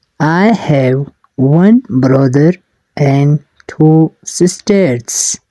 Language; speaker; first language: English; non-native, learner; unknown